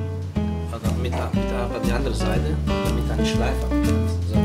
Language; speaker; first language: German; non-native, fluent; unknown